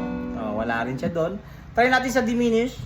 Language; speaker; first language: Filipino; native; Filipino